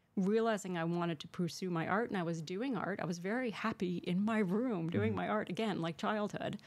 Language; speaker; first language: English; native; English